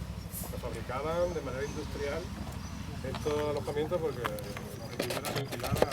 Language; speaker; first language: Spanish; native; Spanish